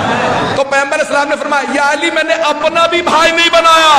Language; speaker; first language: Urdu; native; Urdu